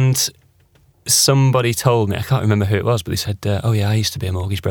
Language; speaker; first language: English; native; English